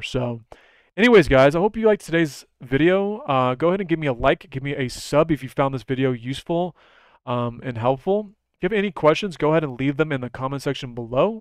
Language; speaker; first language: English; native; English